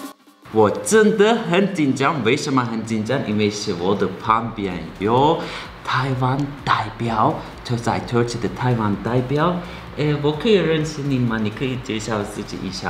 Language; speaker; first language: Chinese; non-native, learner; Turkish